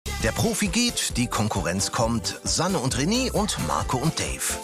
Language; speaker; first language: German; native; German